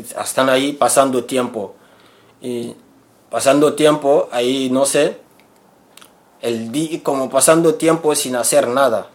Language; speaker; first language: Spanish; non-native, learner; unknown